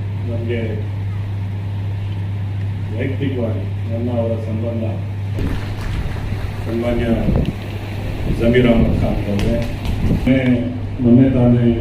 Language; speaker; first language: Kannada; native; Kannada